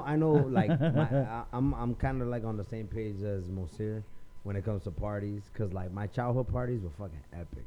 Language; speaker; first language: English; early bilingual, other home language; Spanish